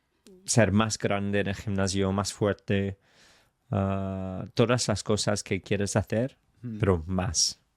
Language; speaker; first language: Spanish; non-native, fluent; English